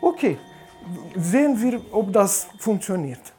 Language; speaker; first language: German; non-native, fluent; Romanian